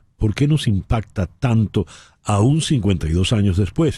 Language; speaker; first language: Spanish; native; Spanish